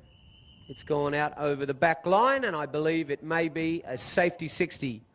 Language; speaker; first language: English; native; English